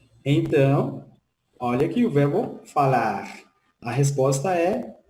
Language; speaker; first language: Portuguese; non-native, fluent; Spanish